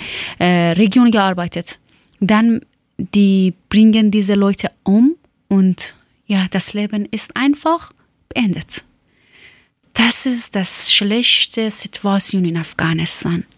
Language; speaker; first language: German; non-native, learner; Persian